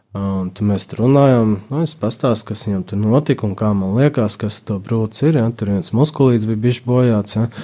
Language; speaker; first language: Latvian; native; Latvian